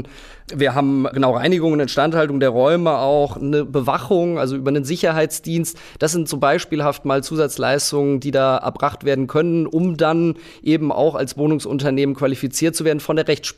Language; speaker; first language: German; native; German